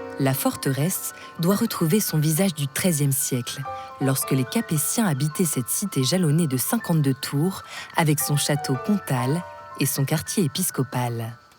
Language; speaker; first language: French; native; French